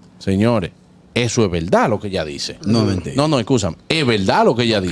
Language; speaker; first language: Spanish; native; Spanish